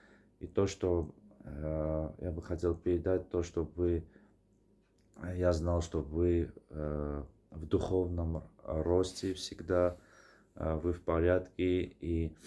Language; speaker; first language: Russian; non-native, fluent; Armenian